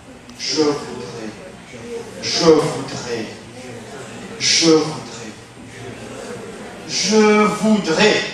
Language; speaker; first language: French; non-native, fluent; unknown